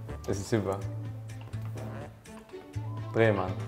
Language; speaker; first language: German; non-native, learner; Danish